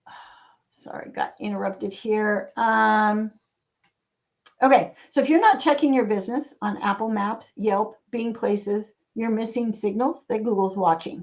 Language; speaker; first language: English; native; English